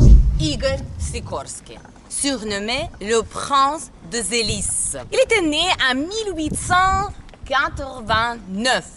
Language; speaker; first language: French; non-native, learner; Ukrainian